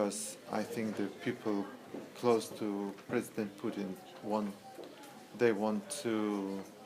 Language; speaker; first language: English; non-native, learner; Russian